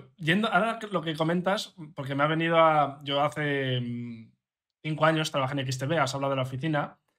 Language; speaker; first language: Spanish; native; Spanish